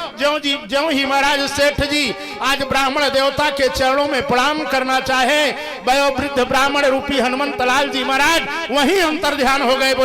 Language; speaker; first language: Hindi; native; Hindi